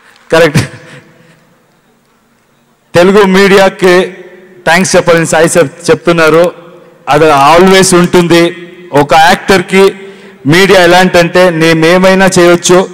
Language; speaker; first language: Telugu; non-native, learner; Kannada